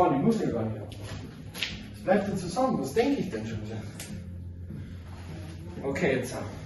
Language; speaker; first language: German; native; German